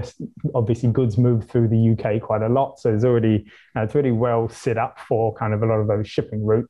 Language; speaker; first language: English; native; English